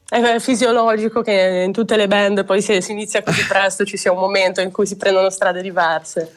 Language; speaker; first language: Italian; native; Italian